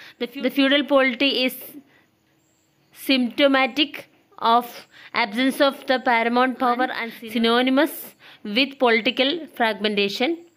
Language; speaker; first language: English; non-native, local second language; Malayalam